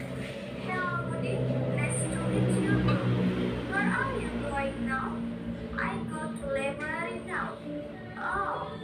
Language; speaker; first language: English; non-native, learner; Indonesian